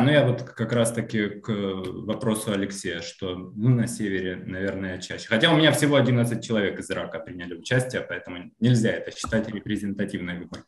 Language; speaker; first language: Russian; native; Russian